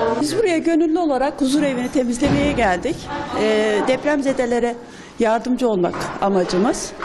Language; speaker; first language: Turkish; native; Turkish